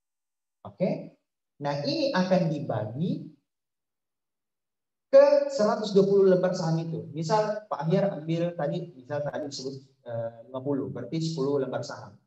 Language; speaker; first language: Indonesian; native; Indonesian